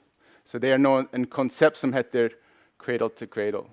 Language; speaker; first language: Norwegian; non-native, fluent; English